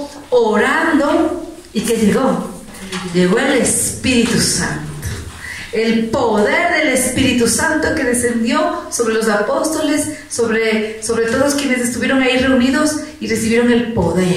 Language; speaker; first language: Spanish; native; Spanish